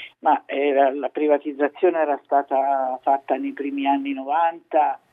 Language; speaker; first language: Italian; native; Italian